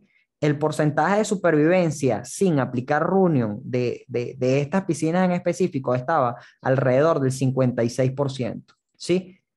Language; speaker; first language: Spanish; native; Spanish